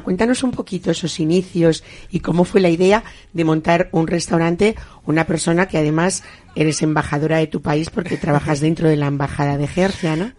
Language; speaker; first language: Spanish; native; Spanish